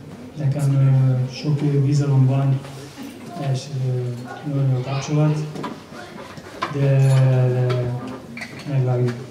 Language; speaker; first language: Hungarian; non-native, learner; Spanish